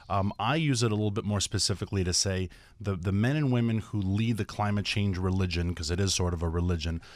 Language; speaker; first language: English; native; English